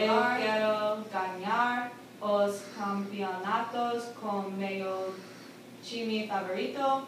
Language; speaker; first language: Portuguese; non-native, learner; English